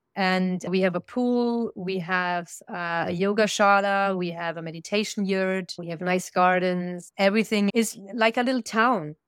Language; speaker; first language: English; non-native, fluent; German